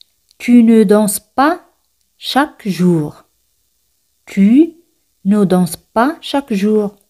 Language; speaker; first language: French; non-native, fluent; Spanish